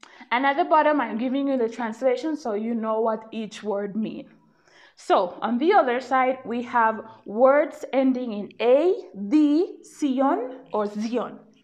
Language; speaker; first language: English; native; English